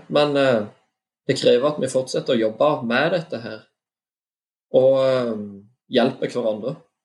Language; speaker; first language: Norwegian; native; Norwegian